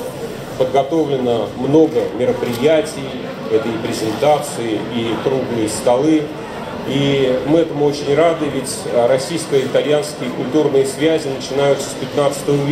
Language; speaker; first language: Russian; native; Russian